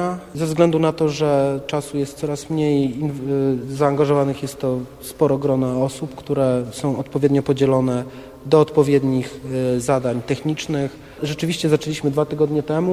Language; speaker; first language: Polish; native; Polish